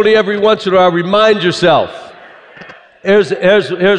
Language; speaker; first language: English; native; English